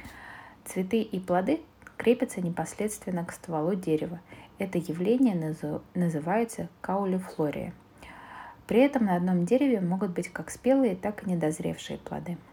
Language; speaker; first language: Russian; native; Russian